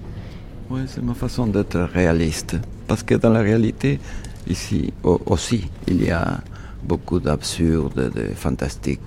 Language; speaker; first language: French; non-native, fluent; Spanish